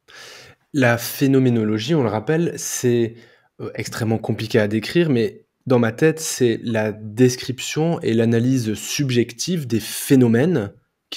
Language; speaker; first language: French; native; French